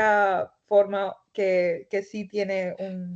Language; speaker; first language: Spanish; early bilingual, heritage; Spanish